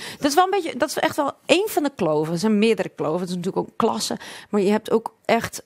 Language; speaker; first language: Dutch; non-native, local second language; Western Frisian